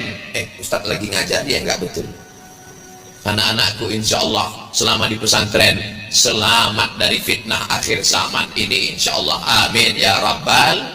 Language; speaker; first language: Indonesian; native; Indonesian